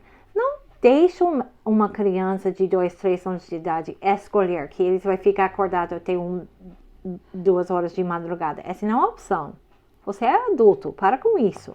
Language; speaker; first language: Portuguese; non-native, fluent; English